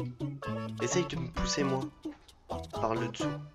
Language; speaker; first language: French; native; French